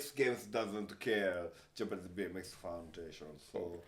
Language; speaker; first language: English; non-native, learner; Japanese